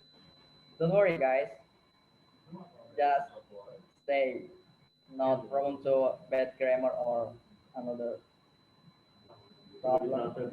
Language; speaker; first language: English; non-native, learner; Indonesian